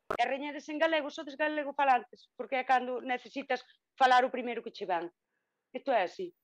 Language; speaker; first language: Galician; native; Galician